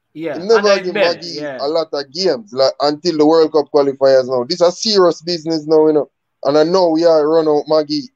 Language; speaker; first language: English; native; English